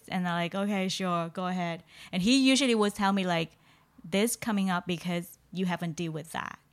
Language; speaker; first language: English; non-native, fluent; Vietnamese